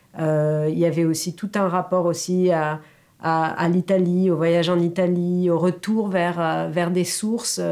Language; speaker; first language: French; native; French